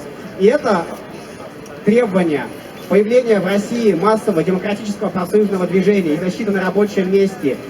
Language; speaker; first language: Russian; native; Russian